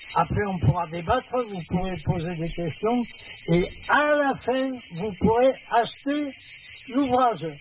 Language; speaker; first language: French; native; French